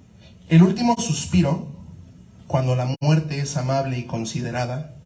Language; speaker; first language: Spanish; native; Spanish